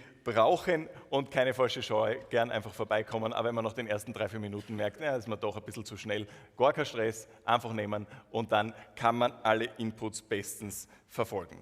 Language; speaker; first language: German; native; German